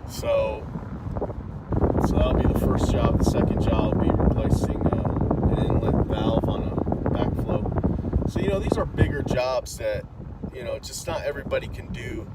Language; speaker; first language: English; native; English